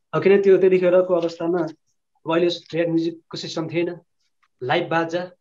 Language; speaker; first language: Nepali; native; Nepali